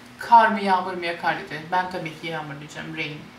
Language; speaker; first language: Turkish; native; Turkish